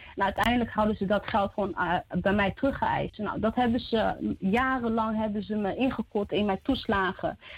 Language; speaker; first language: Dutch; early bilingual, other home language; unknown